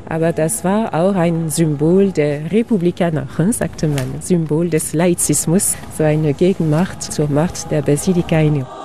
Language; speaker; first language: German; non-native, fluent; French